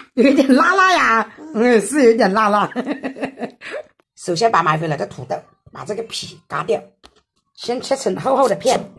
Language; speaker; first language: Chinese; native; Chinese